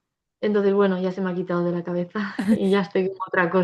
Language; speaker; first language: Spanish; native; Spanish